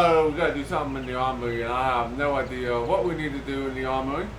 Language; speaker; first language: English; native; English